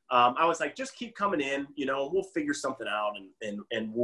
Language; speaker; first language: English; native; English